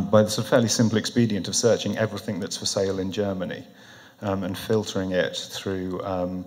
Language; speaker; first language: English; native; English